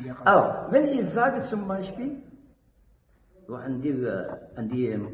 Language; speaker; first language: German; non-native, learner; French